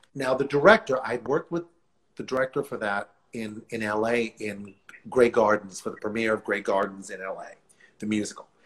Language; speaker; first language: English; native; English